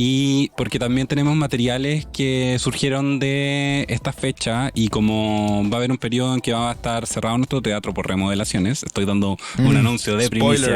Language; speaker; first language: Spanish; native; Spanish